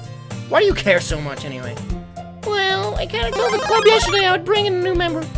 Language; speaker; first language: English; native; English